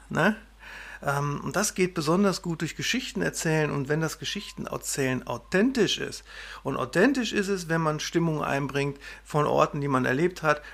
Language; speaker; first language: German; native; German